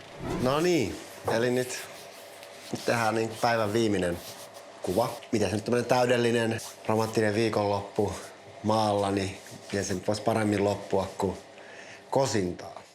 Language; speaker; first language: Finnish; native; Finnish